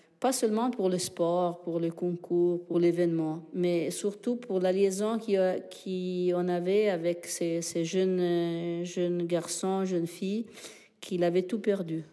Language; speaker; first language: French; non-native, fluent; Italian